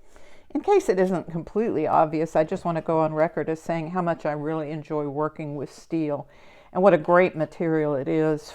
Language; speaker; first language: English; native; English